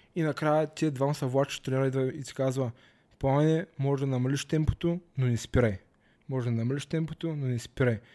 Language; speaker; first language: Bulgarian; native; Bulgarian